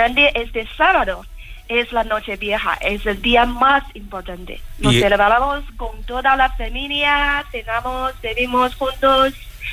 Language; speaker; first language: Spanish; non-native, fluent; Chinese